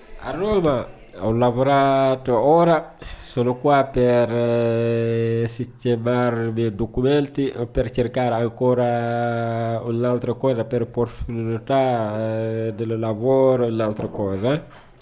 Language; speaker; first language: Italian; non-native, learner; Wolof